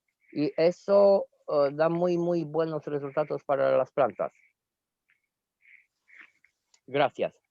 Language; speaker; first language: Spanish; non-native, fluent; Romanian